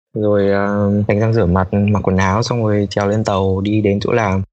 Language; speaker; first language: Vietnamese; native; Vietnamese